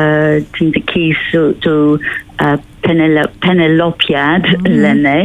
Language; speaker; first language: Greek; non-native, fluent; English